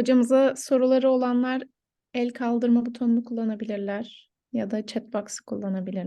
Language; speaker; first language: Turkish; native; Turkish